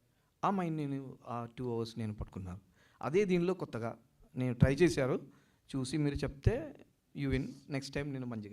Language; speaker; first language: Telugu; non-native, local second language; Malayalam